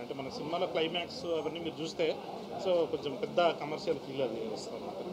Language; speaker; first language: Telugu; native; Telugu